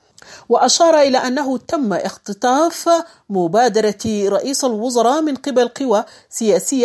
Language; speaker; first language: Arabic; native; Arabic